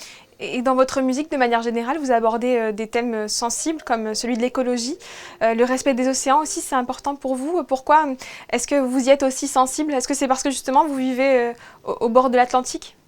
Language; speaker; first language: French; native; French